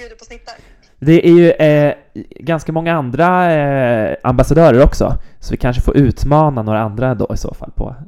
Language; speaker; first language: Swedish; native; Swedish